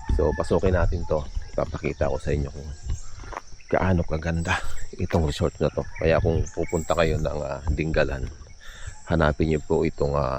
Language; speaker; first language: Filipino; native; Filipino